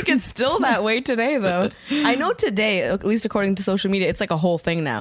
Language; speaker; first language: English; native; English